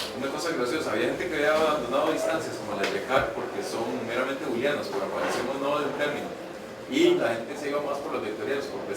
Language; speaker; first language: Spanish; native; Spanish